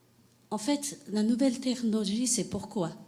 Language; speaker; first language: French; non-native, fluent; Chinese